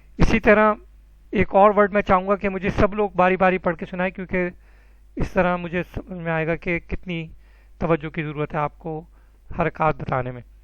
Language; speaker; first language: Urdu; native; Urdu